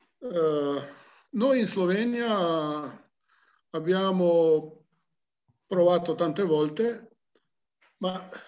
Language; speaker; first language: Italian; non-native, local second language; Slovenian